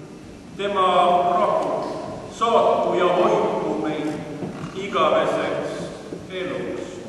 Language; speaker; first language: Estonian; non-native, learner; Swedish